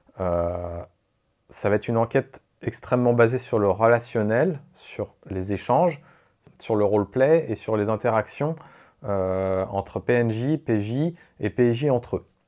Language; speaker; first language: French; native; French